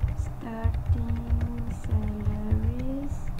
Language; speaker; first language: English; non-native, local second language; Malay